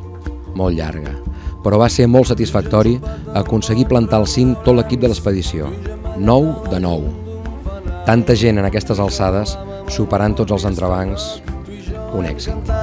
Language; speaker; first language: Catalan; native; Catalan